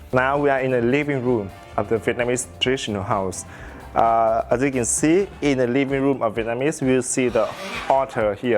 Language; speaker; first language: English; non-native, fluent; Vietnamese